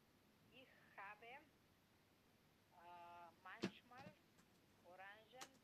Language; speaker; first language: German; non-native, learner; Macedonian